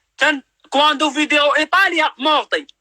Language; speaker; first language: Italian; non-native, learner; Arabic